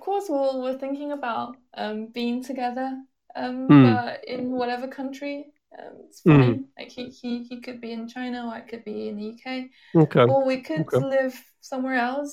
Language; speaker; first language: English; non-native, fluent; Chinese